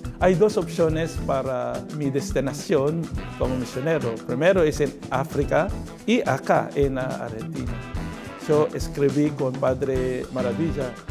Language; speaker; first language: Spanish; non-native, learner; Filipino